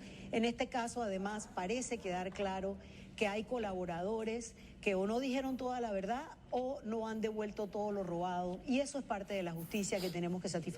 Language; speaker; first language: Spanish; native; Spanish